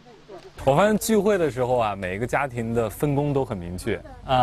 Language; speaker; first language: Chinese; native; Chinese